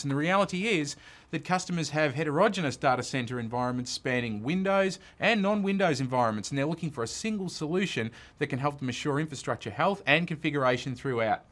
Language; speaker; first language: English; native; English